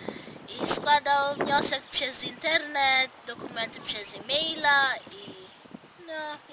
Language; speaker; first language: Polish; non-native, fluent; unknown